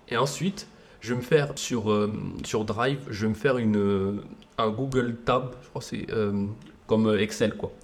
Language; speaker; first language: French; native; French